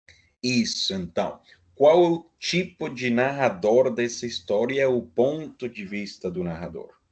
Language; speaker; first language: Portuguese; non-native, fluent; Spanish